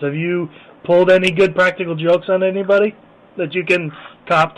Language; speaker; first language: English; native; English